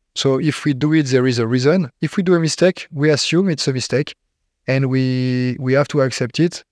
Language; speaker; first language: English; non-native, fluent; French